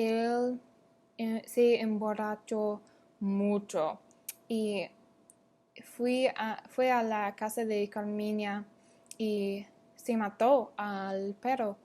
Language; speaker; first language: Spanish; non-native, learner; English